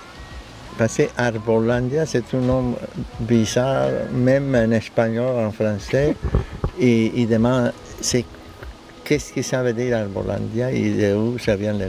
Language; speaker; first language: French; non-native, learner; Spanish